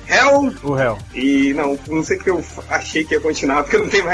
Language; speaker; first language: Portuguese; native; Portuguese